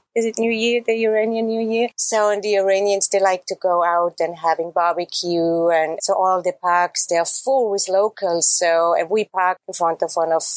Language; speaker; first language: English; non-native, fluent; German